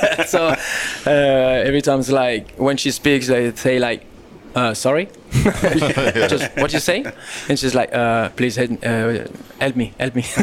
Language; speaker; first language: English; non-native, learner; French